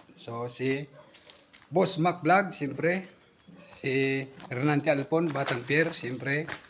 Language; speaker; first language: Filipino; non-native, local second language; Bikol